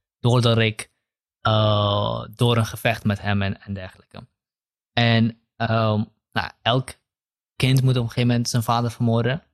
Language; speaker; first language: Dutch; early bilingual, other home language; Kurdish